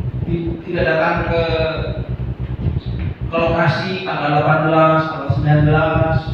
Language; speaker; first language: Indonesian; native; Indonesian